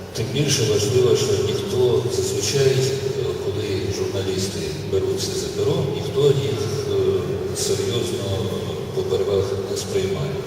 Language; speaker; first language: Ukrainian; non-native, local second language; Russian